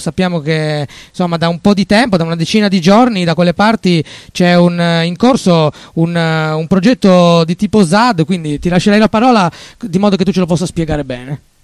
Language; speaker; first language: Italian; native; Italian